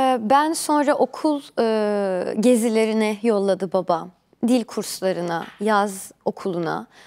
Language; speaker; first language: Turkish; native; Turkish